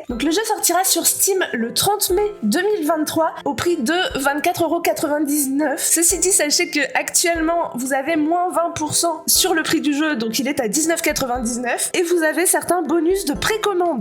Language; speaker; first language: French; native; French